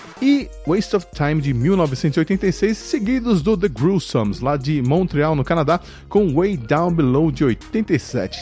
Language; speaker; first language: Portuguese; native; Portuguese